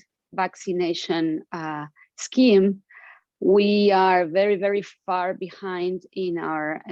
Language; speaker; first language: English; non-native, fluent; Spanish